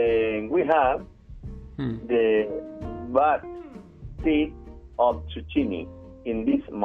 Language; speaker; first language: English; non-native, learner; Spanish